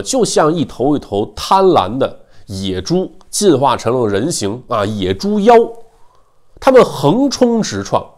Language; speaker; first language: Chinese; native; Chinese